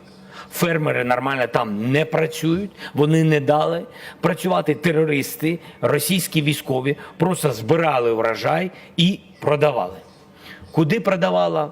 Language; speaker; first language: Ukrainian; non-native, local second language; Russian